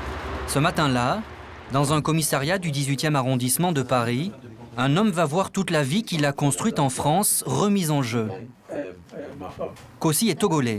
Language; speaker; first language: French; native; French